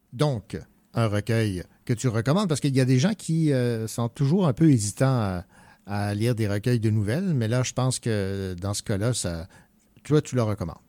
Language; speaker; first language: French; native; French